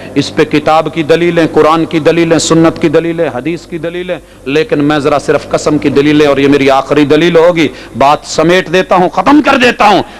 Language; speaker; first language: Urdu; non-native, local second language; Punjabi